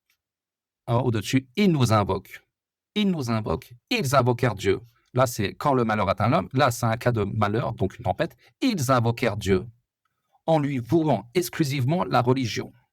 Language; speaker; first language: French; native; French